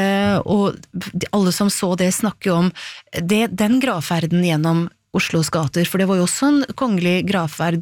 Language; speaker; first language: Norwegian; native; Norwegian